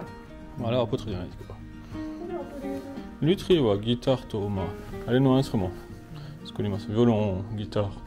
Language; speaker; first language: Japanese; non-native, learner; French